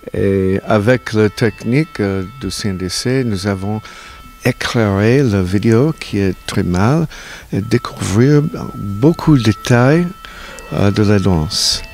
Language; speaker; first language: French; non-native, learner; English